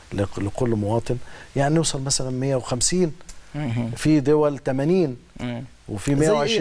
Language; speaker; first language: Arabic; native; Arabic